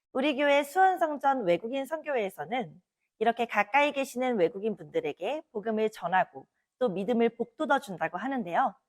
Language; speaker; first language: Korean; native; Korean